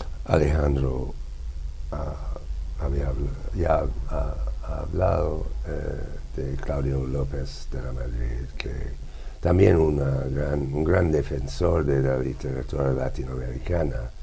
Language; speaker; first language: Spanish; non-native, fluent; English